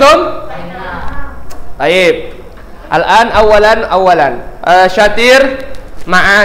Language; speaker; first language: Arabic; non-native, fluent; Indonesian